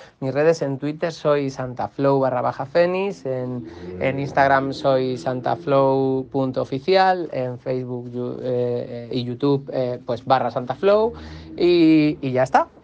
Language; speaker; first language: Spanish; native; Spanish